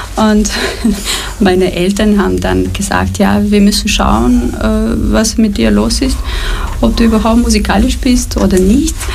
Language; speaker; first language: German; non-native, fluent; Romanian